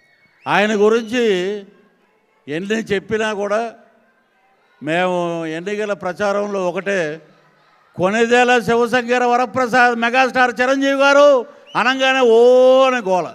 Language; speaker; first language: Telugu; native; Telugu